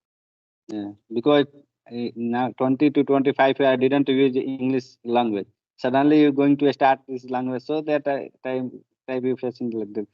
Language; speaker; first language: English; non-native, learner; Hindi